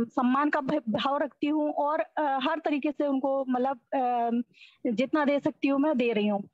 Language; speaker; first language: Hindi; native; Hindi